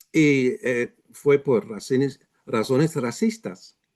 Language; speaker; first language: Spanish; non-native, fluent; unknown